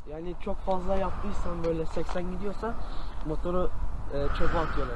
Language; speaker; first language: Turkish; early bilingual, heritage; Turkish